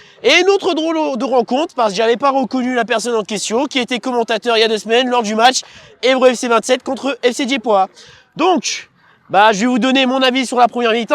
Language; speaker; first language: French; native; French